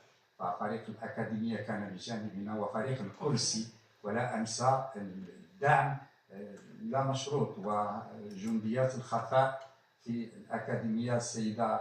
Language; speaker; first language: Arabic; native; Arabic